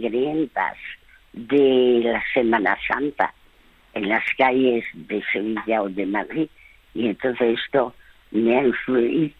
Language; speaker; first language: Spanish; early bilingual, other home language; French